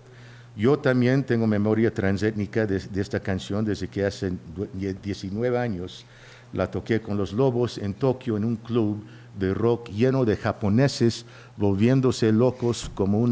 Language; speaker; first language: Spanish; early bilingual, heritage; Spanish